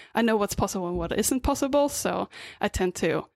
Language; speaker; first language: English; non-native, fluent; Swedish